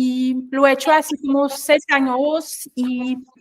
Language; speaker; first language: Spanish; non-native, learner; French